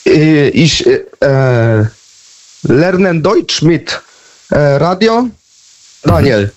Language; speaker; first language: German; non-native, learner; Polish